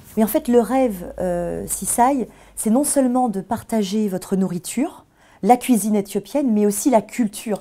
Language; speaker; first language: French; native; French